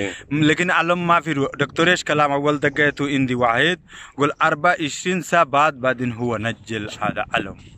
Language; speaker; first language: Arabic; non-native, learner; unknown